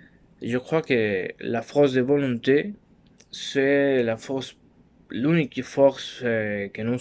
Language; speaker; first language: French; non-native, learner; Spanish